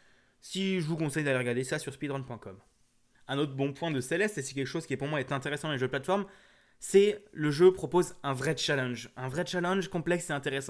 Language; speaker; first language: French; native; French